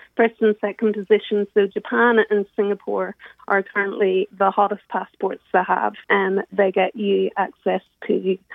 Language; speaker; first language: English; native; English